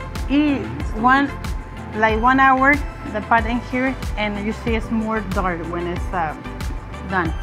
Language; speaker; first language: English; non-native, learner; Spanish